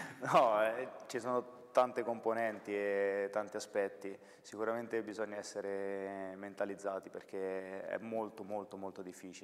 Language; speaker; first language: Italian; native; Italian